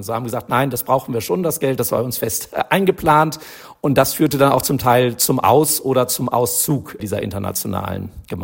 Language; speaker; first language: German; native; German